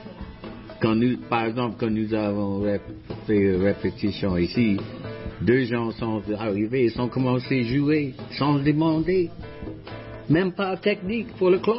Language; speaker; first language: French; non-native, fluent; English